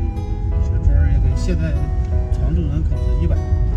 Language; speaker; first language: Chinese; native; Chinese